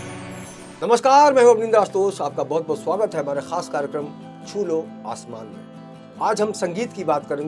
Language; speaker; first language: Hindi; native; Hindi